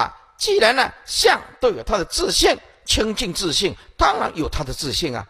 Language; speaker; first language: Chinese; native; Chinese